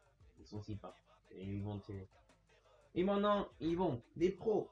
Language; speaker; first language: French; non-native, learner; Spanish